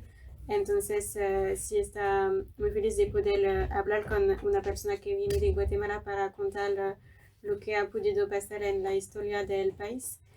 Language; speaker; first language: Spanish; non-native, fluent; French